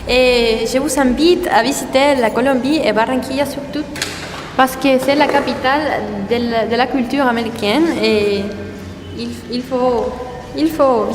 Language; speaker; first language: French; non-native, learner; Spanish